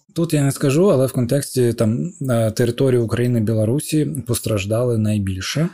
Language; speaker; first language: Ukrainian; non-native, local second language; Russian